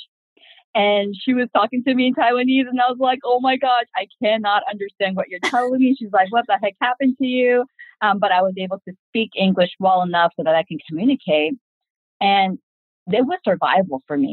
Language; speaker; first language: English; early bilingual, other home language; Korean